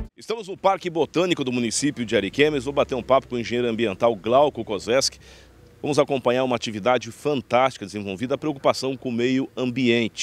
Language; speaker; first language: Portuguese; native; Portuguese